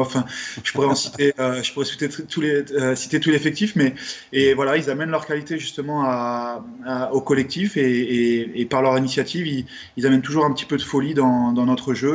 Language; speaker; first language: French; native; French